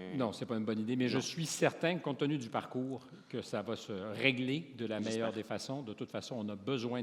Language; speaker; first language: French; native; French